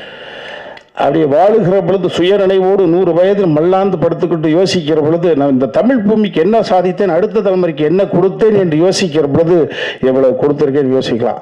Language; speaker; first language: Tamil; native; Tamil